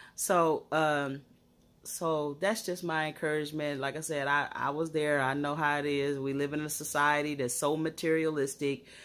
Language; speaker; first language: English; native; English